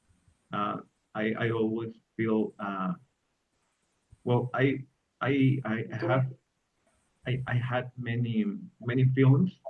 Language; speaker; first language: English; non-native, learner; Spanish